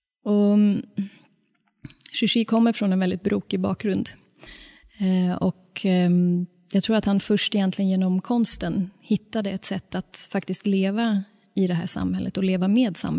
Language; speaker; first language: Swedish; native; Swedish